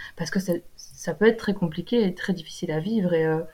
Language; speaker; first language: French; native; French